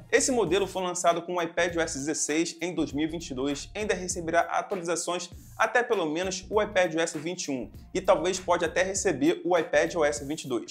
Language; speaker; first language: Portuguese; native; Portuguese